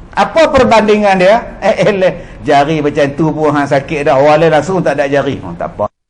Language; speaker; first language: Malay; native; Malay